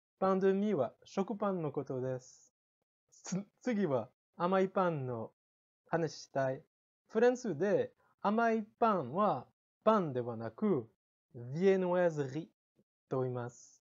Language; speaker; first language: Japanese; non-native, fluent; French